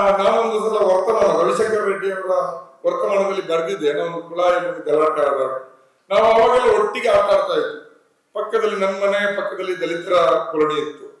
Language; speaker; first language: Kannada; non-native, local second language; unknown